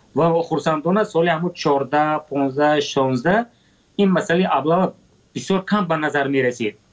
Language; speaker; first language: Tajik; native; Tajik